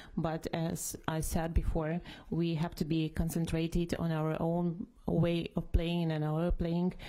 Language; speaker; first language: English; non-native, fluent; Ukrainian